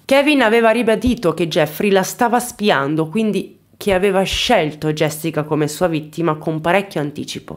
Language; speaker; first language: Italian; native; Italian